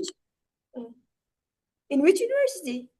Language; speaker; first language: English; non-native, learner; Uzbek